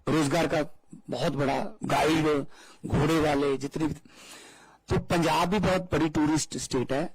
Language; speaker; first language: Hindi; non-native, local second language; Punjabi